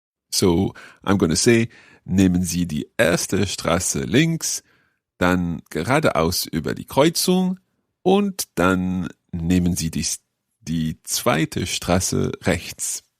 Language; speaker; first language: German; non-native, learner; English